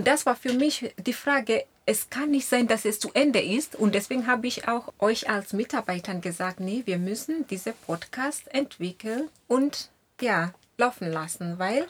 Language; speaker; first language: German; non-native, fluent; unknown